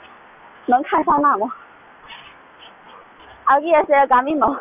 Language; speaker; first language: Spanish; non-native, learner; Chinese